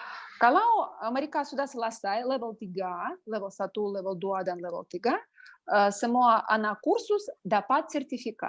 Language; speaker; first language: Indonesian; non-native, learner; Russian